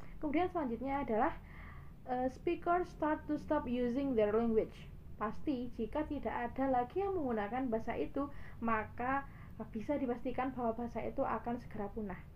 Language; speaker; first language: Indonesian; non-native, local second language; Javanese